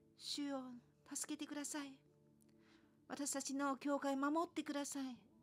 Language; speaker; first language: Japanese; non-native, fluent; Chinese